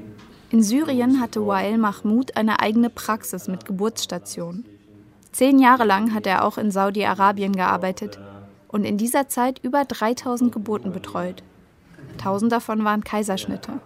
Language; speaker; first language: German; native; German